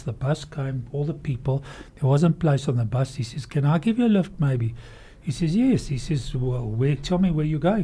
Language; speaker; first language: English; native; English